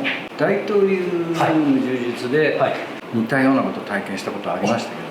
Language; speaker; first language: Japanese; native; Japanese